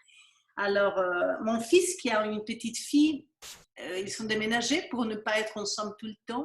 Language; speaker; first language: French; non-native, fluent; Spanish